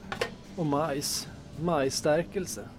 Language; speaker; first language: Swedish; native; Swedish